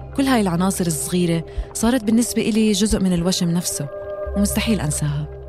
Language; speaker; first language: Arabic; native; Arabic